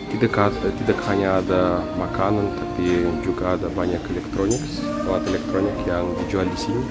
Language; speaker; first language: Indonesian; non-native, fluent; Russian